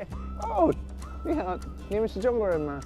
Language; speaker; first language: Chinese; non-native, learner; English